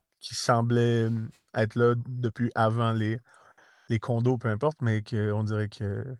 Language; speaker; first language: French; native; French